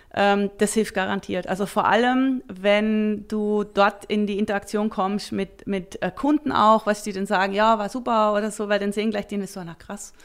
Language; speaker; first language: German; native; German